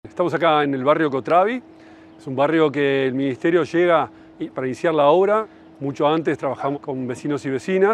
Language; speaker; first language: Spanish; native; Spanish